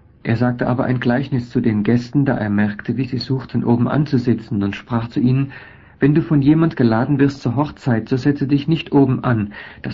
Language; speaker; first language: German; native; German